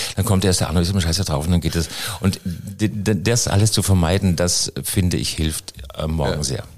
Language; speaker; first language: German; native; German